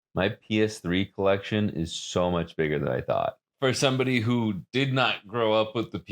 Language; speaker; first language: English; native; English